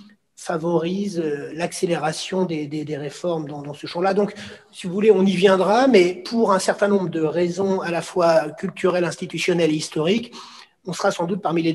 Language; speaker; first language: French; native; French